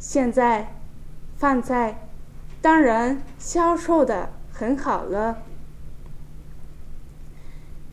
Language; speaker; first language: Chinese; non-native, fluent; Japanese